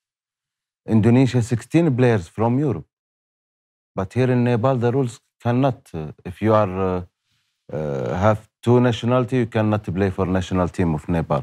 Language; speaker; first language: English; non-native, learner; Arabic